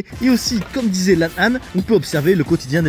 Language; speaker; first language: French; native; French